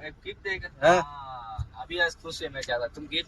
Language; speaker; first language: Hindi; non-native, learner; Malayalam